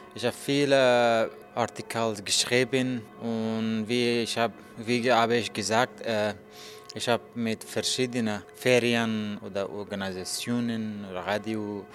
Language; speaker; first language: German; non-native, learner; Persian